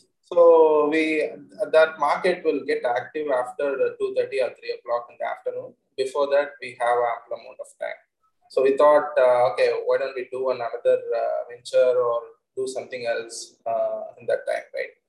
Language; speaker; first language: English; non-native, local second language; Tamil